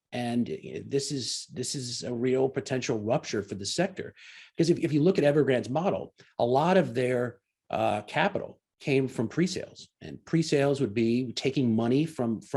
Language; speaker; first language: English; native; English